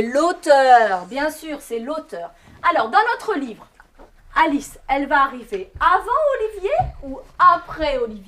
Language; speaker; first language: French; native; French